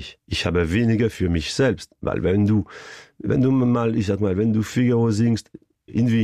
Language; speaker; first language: German; non-native, fluent; French